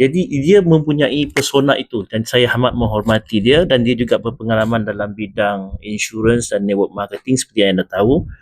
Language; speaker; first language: Malay; native; Malay